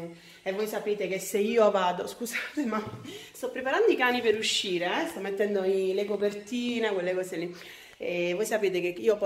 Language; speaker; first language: Italian; native; Italian